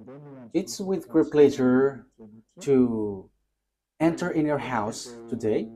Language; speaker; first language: English; non-native, fluent; Malagasy